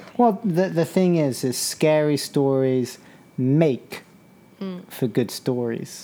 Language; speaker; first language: English; native; English